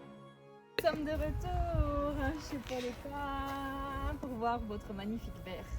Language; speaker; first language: French; native; French